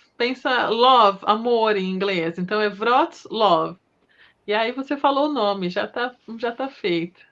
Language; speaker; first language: Portuguese; native; Portuguese